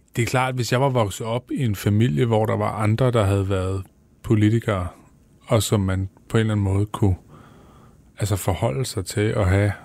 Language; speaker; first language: Danish; native; Danish